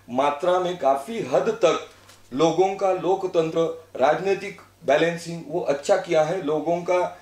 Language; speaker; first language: Hindi; non-native, local second language; Marathi